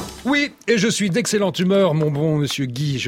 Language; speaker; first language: French; native; French